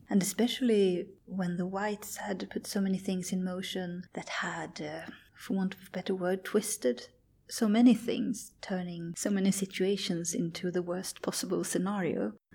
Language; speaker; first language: English; non-native, fluent; Swedish